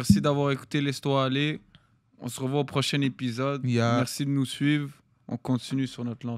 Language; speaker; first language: French; native; French